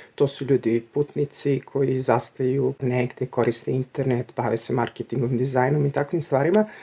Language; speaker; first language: Serbian; native; Serbian